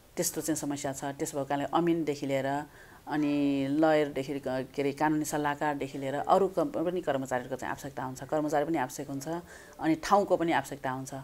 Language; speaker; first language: Nepali; native; Nepali